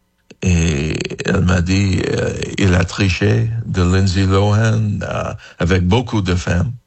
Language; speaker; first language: French; non-native, fluent; English